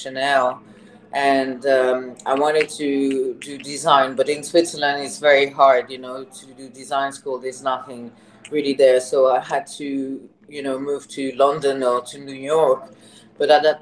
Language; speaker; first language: English; non-native, fluent; French